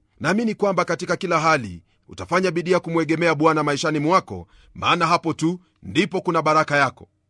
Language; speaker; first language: Swahili; non-native, local second language; Luyia